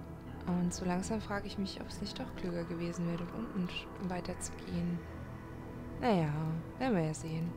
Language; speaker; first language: German; native; German